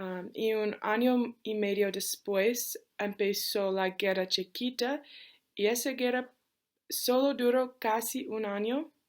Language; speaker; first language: Spanish; non-native, learner; English